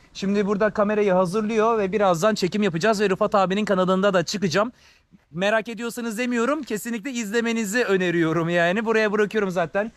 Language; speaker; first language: Turkish; native; Turkish